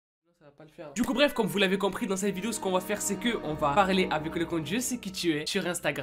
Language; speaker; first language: French; native; French